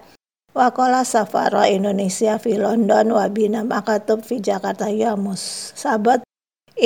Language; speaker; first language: Arabic; non-native, fluent; Indonesian